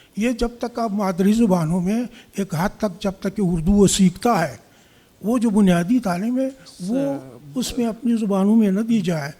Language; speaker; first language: Urdu; non-native, local second language; Pashto